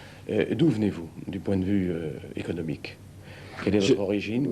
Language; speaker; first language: French; native; French